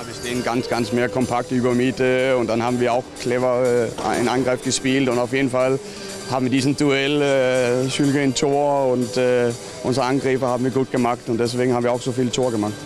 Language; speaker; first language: German; non-native, fluent; Danish